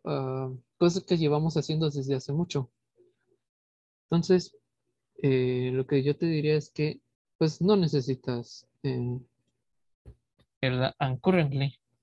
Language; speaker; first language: Spanish; native; Spanish